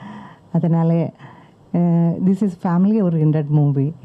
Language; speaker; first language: Tamil; non-native, learner; Malayalam